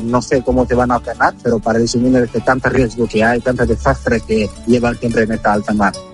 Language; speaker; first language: Spanish; non-native, fluent; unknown